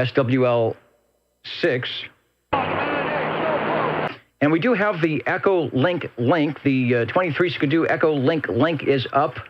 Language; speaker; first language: English; native; English